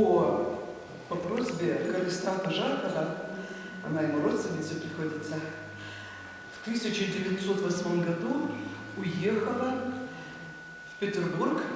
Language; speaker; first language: Russian; native; Russian